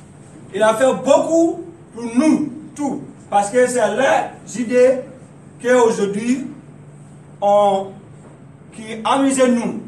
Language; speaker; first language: French; non-native, learner; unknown